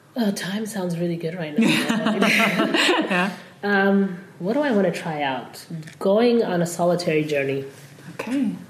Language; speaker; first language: English; non-native, fluent; Somali